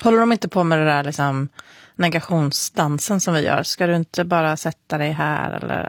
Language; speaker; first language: Swedish; native; Swedish